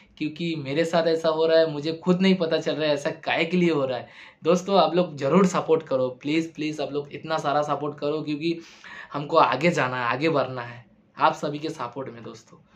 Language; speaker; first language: Hindi; non-native, local second language; Bangla